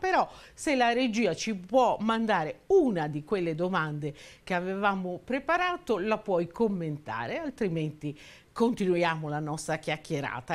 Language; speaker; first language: Italian; native; Italian